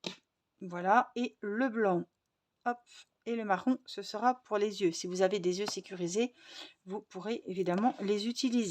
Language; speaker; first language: French; native; French